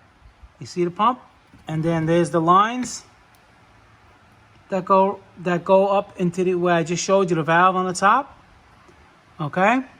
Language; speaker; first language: English; native; English